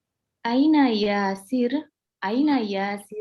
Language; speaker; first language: Arabic; non-native, learner; Indonesian